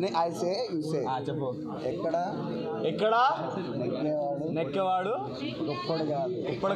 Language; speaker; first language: Telugu; non-native, learner; Hindi